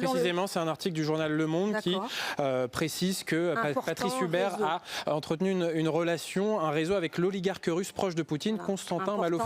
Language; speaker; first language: French; native; French